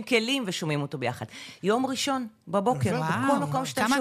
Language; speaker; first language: Hebrew; native; Hebrew